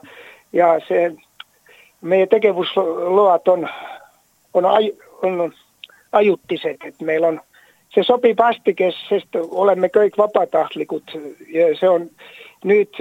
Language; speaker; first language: Estonian; non-native, learner; Finnish